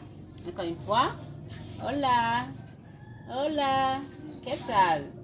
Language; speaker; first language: Spanish; non-native, fluent; French